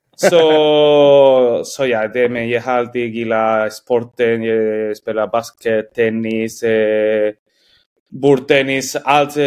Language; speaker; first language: Swedish; non-native, fluent; Spanish